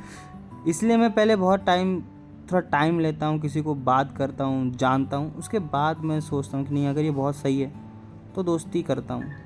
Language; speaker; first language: Hindi; native; Hindi